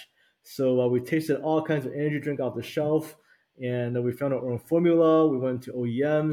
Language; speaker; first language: English; early bilingual, other home language; Chinese